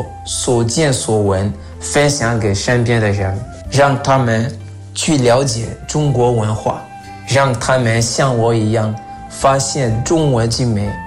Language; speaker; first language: Chinese; non-native, fluent; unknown